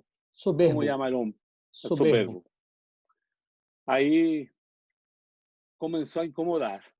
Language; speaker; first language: Portuguese; non-native, learner; Spanish